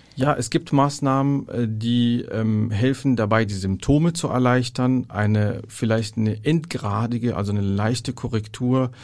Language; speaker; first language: German; non-native, fluent; Arabic